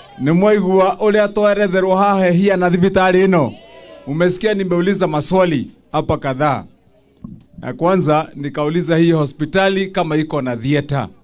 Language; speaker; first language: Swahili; non-native, local second language; Kikuyu